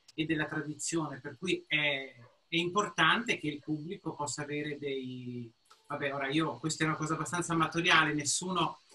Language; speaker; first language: Italian; native; Italian